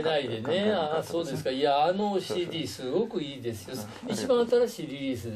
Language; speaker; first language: Japanese; native; Japanese